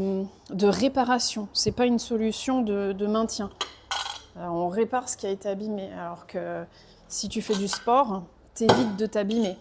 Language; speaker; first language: French; native; French